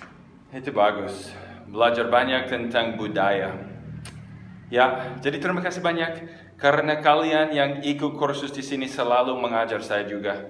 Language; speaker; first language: Indonesian; non-native, fluent; English